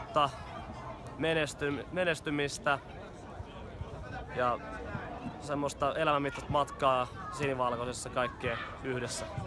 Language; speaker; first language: Finnish; native; Finnish